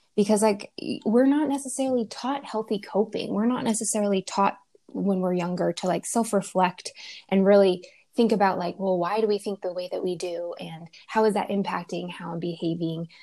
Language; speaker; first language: English; early bilingual, other home language; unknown